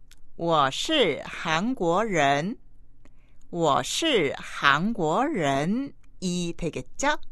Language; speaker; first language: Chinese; non-native, fluent; Korean